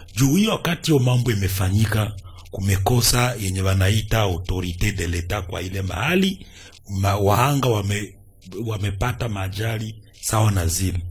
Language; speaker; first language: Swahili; native; Swahili